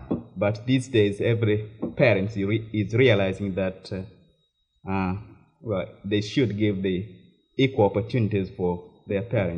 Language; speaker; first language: English; non-native, local second language; Ganda